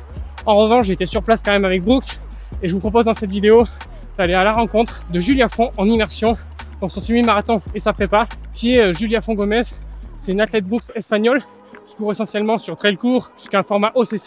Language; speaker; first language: French; native; French